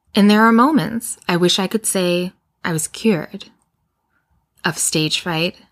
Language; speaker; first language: English; native; English